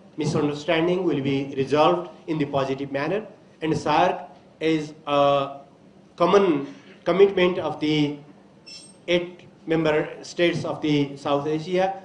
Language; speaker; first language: English; non-native, local second language; Nepali